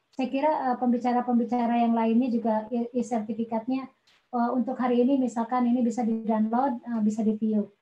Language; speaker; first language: Indonesian; non-native, local second language; Sundanese